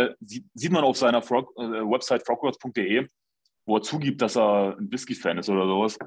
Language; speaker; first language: German; native; German